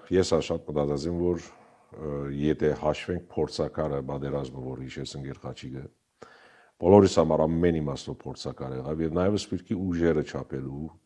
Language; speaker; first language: Armenian; early bilingual, heritage; Armenian